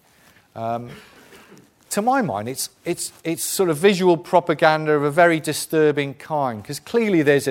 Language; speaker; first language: English; native; English